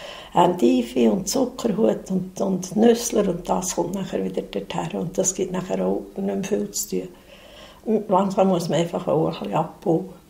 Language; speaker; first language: German; native; German